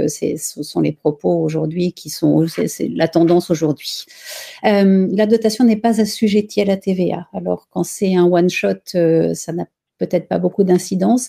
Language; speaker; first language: French; native; French